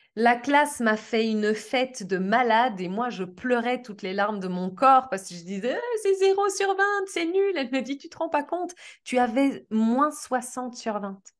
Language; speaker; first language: French; early bilingual, other home language; Portuguese